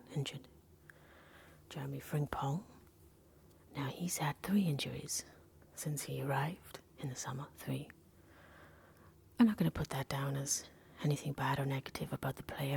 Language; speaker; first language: English; non-native, local second language; Welsh